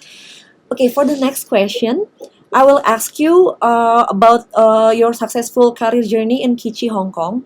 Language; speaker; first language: English; non-native, fluent; Indonesian